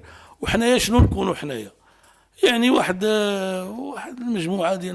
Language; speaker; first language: Arabic; native; Arabic